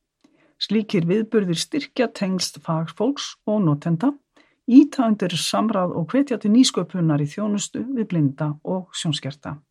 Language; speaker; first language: Icelandic; native; Icelandic